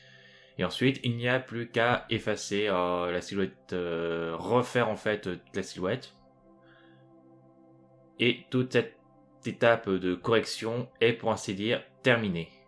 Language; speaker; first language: French; native; French